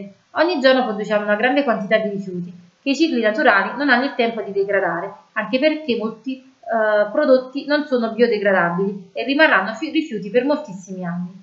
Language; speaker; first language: Italian; native; Italian